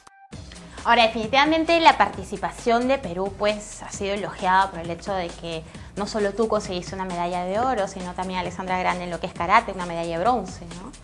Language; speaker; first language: Spanish; native; Spanish